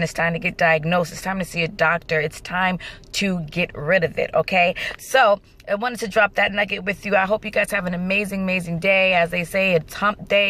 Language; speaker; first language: English; native; English